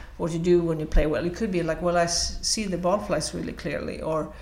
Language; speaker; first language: English; non-native, fluent; Swedish